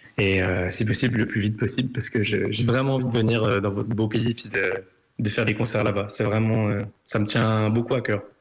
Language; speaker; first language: French; early bilingual, other home language; Turkish